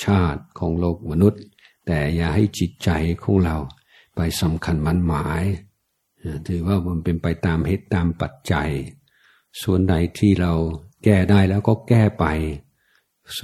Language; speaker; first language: Thai; non-native, fluent; English